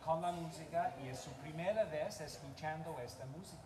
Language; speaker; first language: Spanish; non-native, learner; English